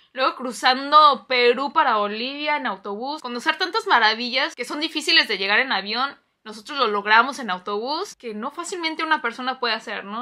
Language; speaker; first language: Spanish; non-native, fluent; Korean